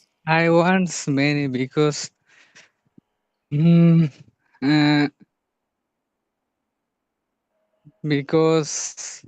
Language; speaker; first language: English; non-native, learner; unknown